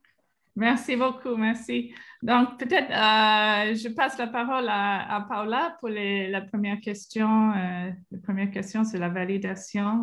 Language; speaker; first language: French; non-native, fluent; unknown